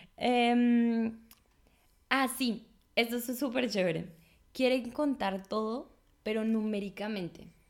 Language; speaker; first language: Spanish; native; Spanish